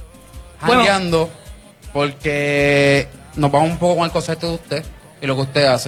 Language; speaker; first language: Spanish; native; Spanish